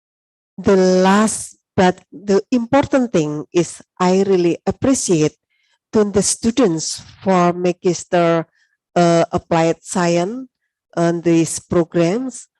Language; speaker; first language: English; non-native, learner; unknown